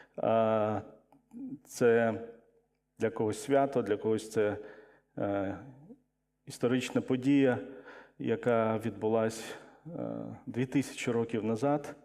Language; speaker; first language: Ukrainian; non-native, local second language; Russian